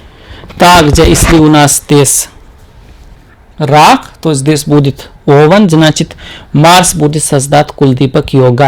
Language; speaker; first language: Russian; non-native, learner; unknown